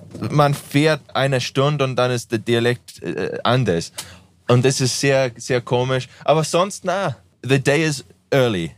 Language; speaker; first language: German; non-native, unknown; English